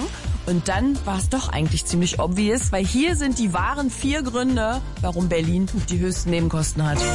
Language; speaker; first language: German; native; German